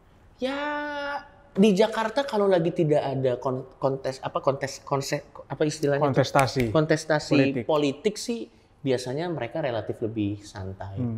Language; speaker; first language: Indonesian; native; Indonesian